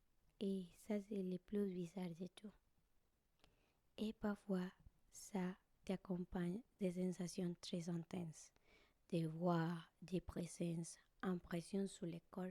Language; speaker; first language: French; non-native, learner; Spanish